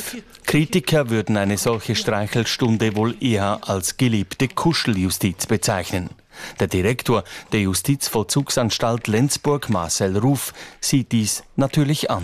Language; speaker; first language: German; native; German